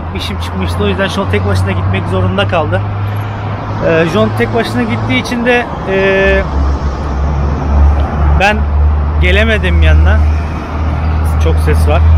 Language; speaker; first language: Turkish; native; Turkish